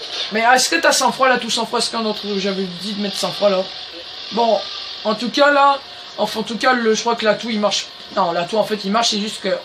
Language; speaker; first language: French; native; French